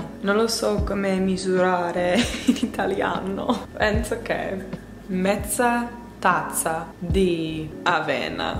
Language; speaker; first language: Italian; non-native, learner; English